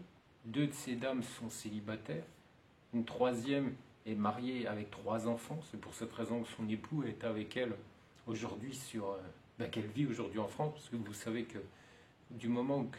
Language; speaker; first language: French; native; French